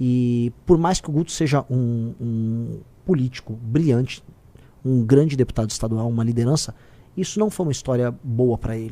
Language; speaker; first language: Portuguese; native; Portuguese